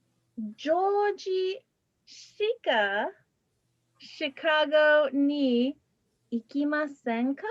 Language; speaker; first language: Japanese; non-native, fluent; English